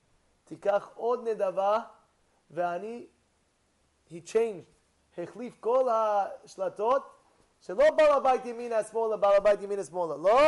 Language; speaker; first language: Hebrew; non-native, fluent; English